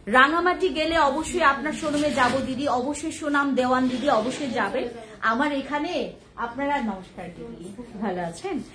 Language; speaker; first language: Bangla; non-native, local second language; Khasi